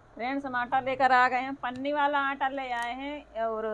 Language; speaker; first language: Hindi; native; Hindi